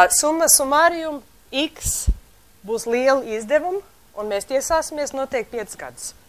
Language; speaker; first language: Latvian; early bilingual, heritage; Latvian